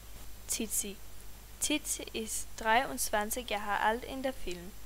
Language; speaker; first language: German; non-native, learner; Danish